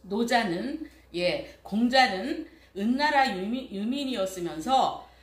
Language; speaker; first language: Korean; native; Korean